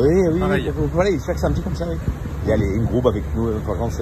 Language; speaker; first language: French; non-native, learner; Arabic